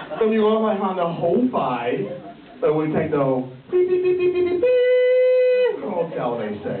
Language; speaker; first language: Cantonese; non-native, learner; English